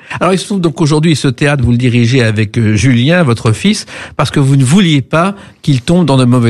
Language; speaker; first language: French; native; French